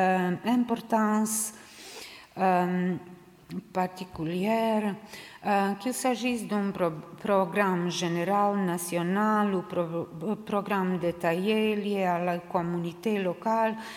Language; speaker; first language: French; non-native, learner; Serbian